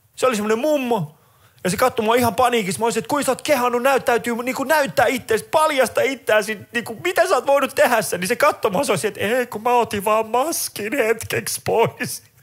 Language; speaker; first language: Finnish; early bilingual, other home language; Persian